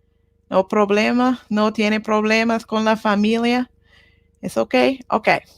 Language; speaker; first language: Spanish; non-native, learner; Japanese